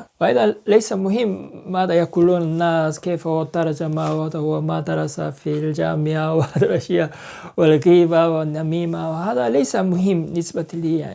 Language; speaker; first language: Arabic; non-native, learner; Korean